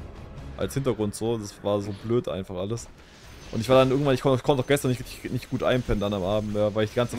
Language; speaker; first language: German; native; German